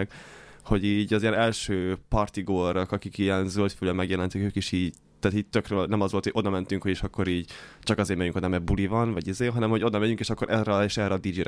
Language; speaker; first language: Hungarian; native; Hungarian